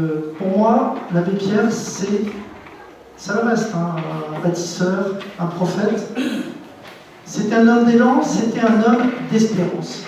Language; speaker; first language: French; native; French